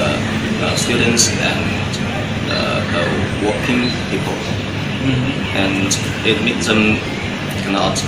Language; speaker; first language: English; non-native, learner; Chinese